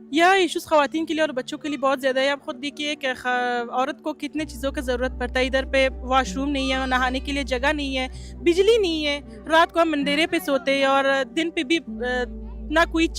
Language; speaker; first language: Urdu; non-native, fluent; Persian